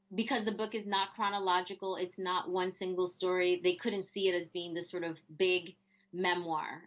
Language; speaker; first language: English; early bilingual, other home language; Spanish